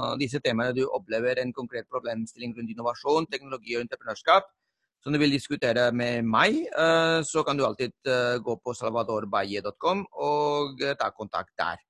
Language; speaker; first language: Norwegian; non-native, fluent; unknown